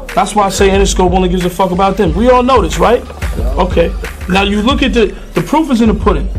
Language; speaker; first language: English; native; English